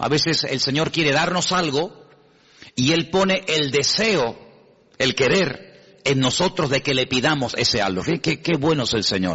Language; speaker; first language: Spanish; native; Spanish